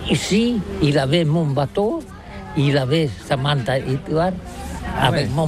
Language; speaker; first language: French; non-native, learner; Catalan